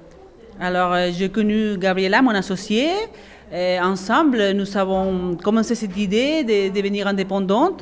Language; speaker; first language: French; non-native, fluent; Spanish